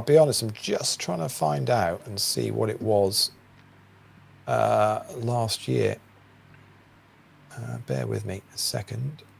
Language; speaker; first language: English; native; English